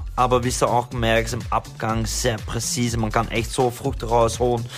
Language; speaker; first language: German; non-native, fluent; Dutch